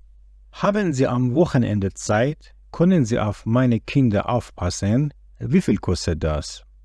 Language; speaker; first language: German; non-native, fluent; Persian